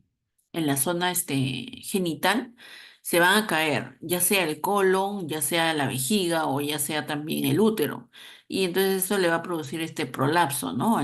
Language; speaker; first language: Spanish; native; Spanish